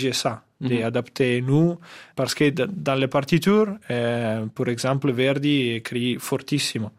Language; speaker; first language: French; non-native, fluent; Italian